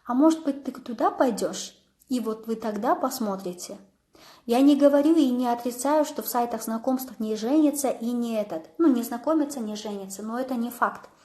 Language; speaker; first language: Russian; non-native, local second language; Kazakh